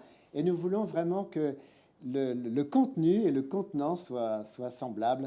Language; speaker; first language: French; native; French